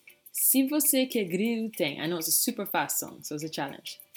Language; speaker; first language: English; native; English